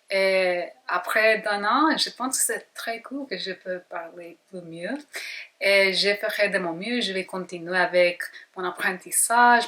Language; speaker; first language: French; non-native, learner; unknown